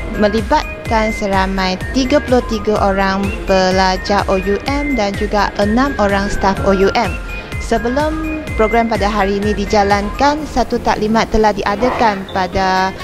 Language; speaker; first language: Malay; non-native, local second language; Chinese